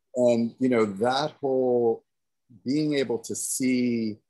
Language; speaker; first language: English; native; English